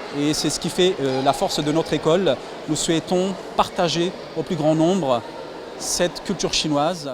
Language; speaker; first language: French; native; French